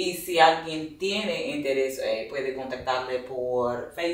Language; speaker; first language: Spanish; non-native, fluent; English